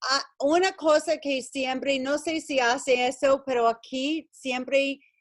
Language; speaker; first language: Spanish; non-native, learner; English